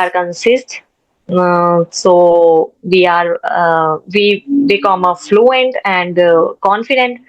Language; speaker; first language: English; non-native, learner; Hindi